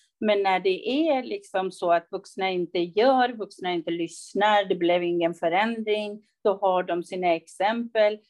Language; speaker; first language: Swedish; non-native, fluent; Persian